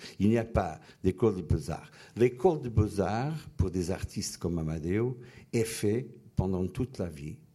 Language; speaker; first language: French; non-native, fluent; Portuguese